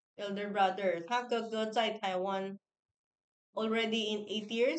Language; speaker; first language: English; non-native, fluent; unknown